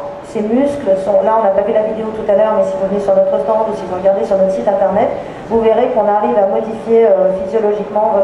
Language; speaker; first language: French; native; French